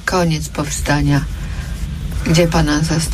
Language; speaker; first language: Polish; native; Polish